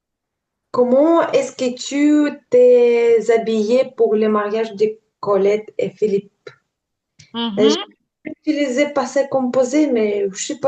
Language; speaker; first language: French; non-native, learner; Ukrainian